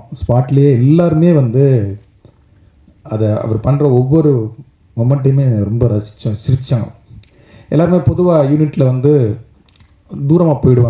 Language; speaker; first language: Tamil; native; Tamil